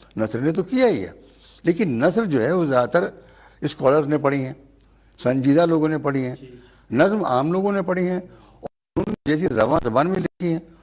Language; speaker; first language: Hindi; native; Hindi